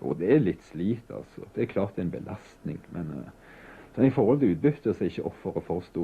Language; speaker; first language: Norwegian; native; Norwegian